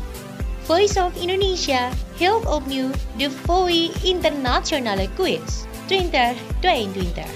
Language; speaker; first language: Dutch; non-native, fluent; Indonesian